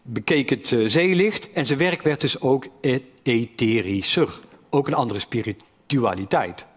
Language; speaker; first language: Dutch; native; Dutch